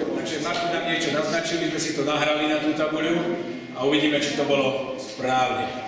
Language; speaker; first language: Slovak; native; Slovak